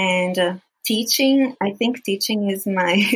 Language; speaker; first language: English; non-native, fluent; Portuguese